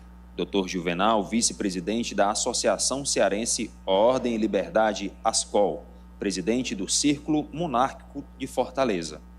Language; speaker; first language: Portuguese; native; Portuguese